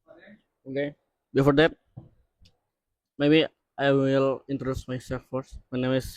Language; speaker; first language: English; non-native, learner; Indonesian